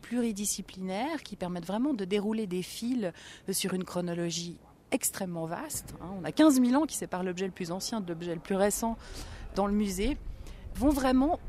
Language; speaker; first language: French; native; French